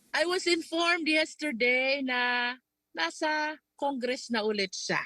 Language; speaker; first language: Filipino; native; Filipino